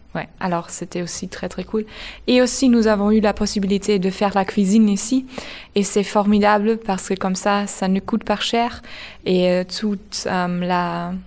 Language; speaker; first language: French; non-native, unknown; German